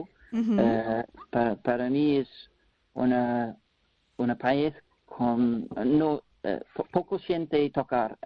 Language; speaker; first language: Spanish; non-native, learner; English